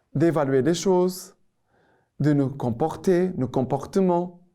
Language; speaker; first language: French; non-native, fluent; Portuguese